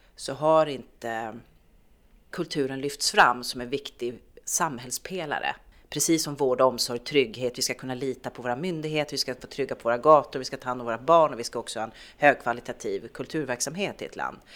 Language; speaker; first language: Swedish; native; Swedish